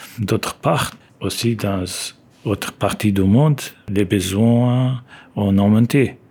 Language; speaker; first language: French; non-native, fluent; Portuguese